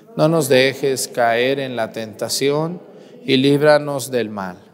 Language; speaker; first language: Spanish; native; Spanish